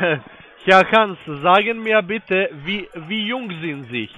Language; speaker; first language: German; non-native, learner; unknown